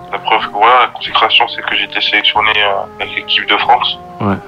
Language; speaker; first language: French; native; French